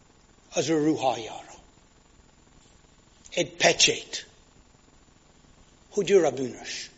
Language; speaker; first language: Hungarian; non-native, fluent; English